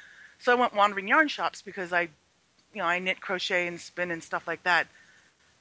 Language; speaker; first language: English; early bilingual, other home language; Chinese